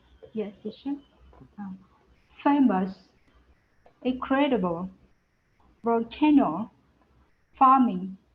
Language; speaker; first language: English; non-native, learner; Vietnamese